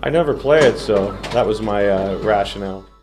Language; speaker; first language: English; native; English